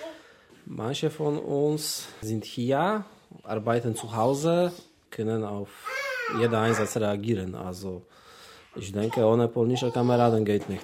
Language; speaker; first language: German; non-native, learner; Polish